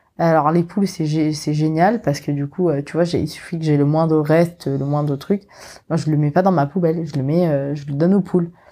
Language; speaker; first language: French; non-native, local second language; Morisyen